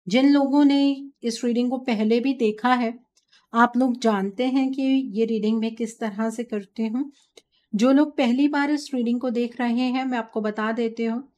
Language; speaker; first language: Hindi; native; Hindi